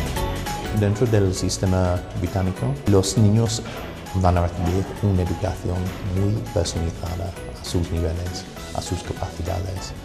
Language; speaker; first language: Spanish; non-native, fluent; English